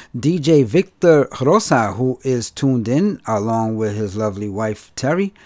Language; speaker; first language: English; native; English